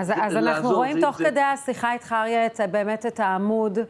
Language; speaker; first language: Hebrew; native; Hebrew